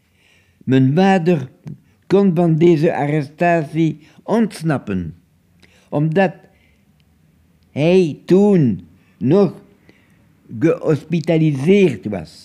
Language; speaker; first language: Dutch; non-native, local second language; French